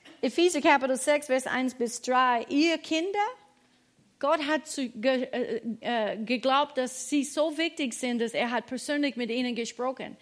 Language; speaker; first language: German; non-native, fluent; English